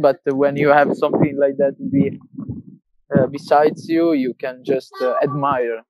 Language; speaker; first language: English; non-native, fluent; Italian